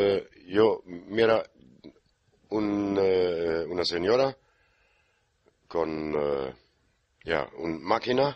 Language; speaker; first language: Spanish; non-native, learner; German